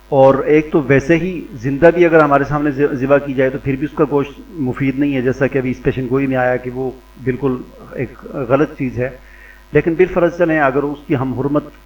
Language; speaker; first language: Urdu; native; Urdu